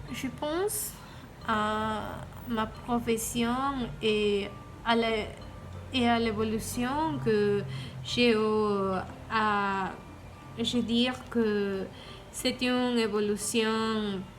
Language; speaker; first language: French; non-native, learner; Spanish